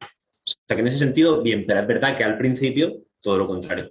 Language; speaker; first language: Spanish; native; Spanish